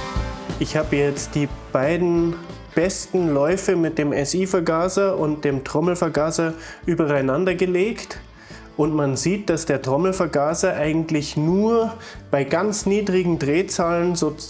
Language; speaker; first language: German; native; German